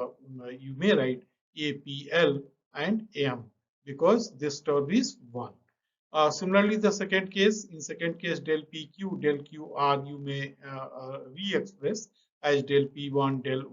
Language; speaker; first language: English; non-native, local second language; Hindi